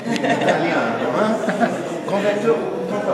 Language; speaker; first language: French; non-native, fluent; English